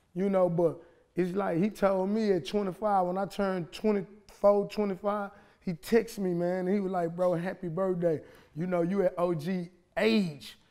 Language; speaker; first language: English; native; English